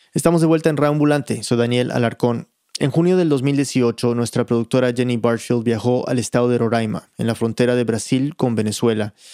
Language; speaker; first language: Spanish; early bilingual, heritage; Spanish